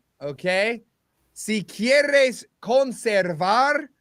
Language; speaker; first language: Spanish; non-native, learner; English